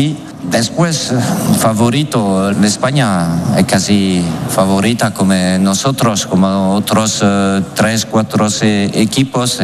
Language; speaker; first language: Spanish; non-native, fluent; French